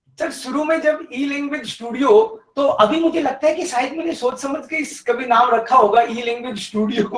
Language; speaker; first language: Hindi; native; Hindi